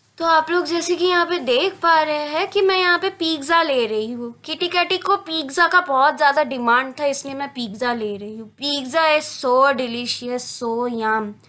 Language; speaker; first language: Hindi; non-native, local second language; Bangla